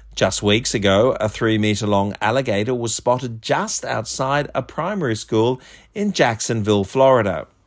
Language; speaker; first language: English; native; English